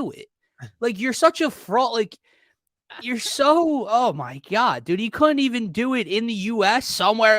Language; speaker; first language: English; native; English